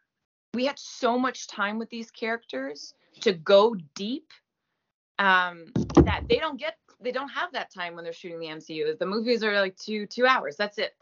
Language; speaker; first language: English; non-native, fluent; French